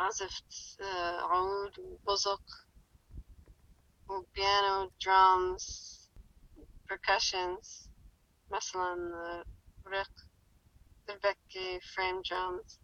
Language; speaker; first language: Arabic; early bilingual, heritage; English